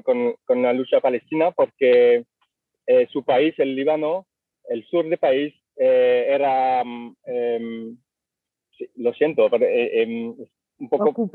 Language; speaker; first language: Spanish; non-native, fluent; French